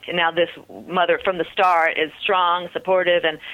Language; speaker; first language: English; early bilingual, other home language; Spanish